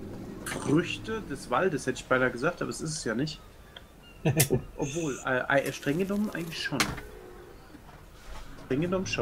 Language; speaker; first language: German; native; German